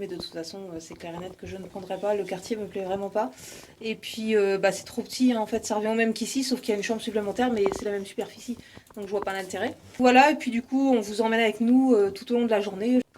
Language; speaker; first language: French; native; French